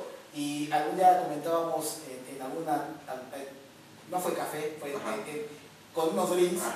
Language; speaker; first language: Spanish; native; Spanish